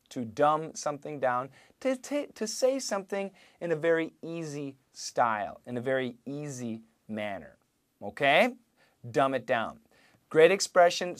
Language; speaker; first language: English; native; English